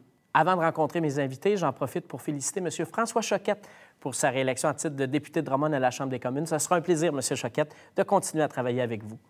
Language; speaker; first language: French; native; French